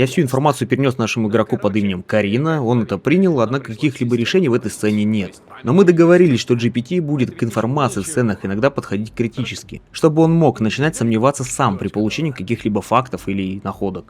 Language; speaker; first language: Russian; native; Russian